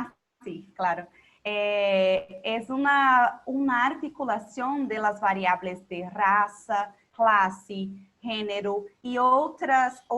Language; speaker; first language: Spanish; non-native, local second language; Portuguese